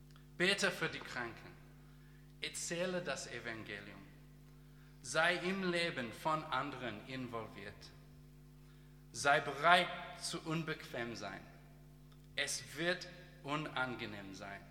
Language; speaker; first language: German; non-native, learner; English